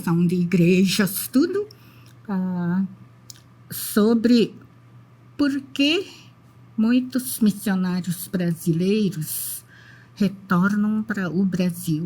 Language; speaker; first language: Portuguese; non-native, fluent; Indonesian